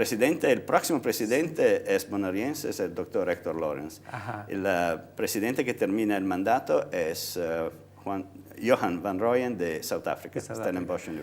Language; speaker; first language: Spanish; non-native, fluent; Italian